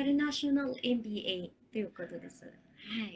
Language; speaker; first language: Japanese; non-native, learner; Arabic